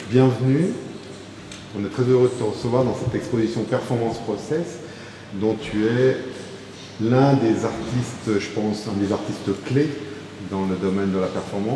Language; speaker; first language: French; native; French